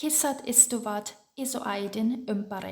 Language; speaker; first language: Finnish; non-native, fluent; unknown